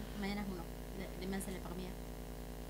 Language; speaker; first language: French; non-native, fluent; Spanish